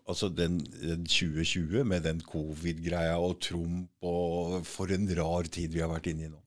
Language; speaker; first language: Norwegian; native; Norwegian